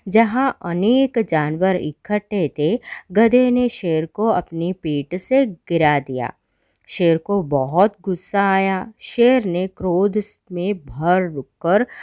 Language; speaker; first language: Hindi; non-native, local second language; Malayalam